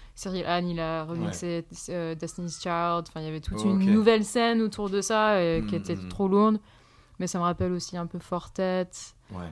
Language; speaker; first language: French; native; French